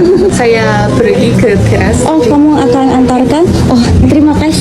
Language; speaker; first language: Indonesian; non-native, fluent; Japanese